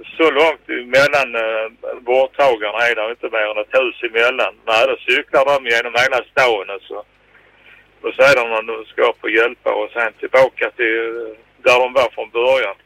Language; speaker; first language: Swedish; native; Swedish